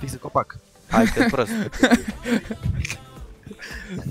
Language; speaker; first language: Romanian; native; Romanian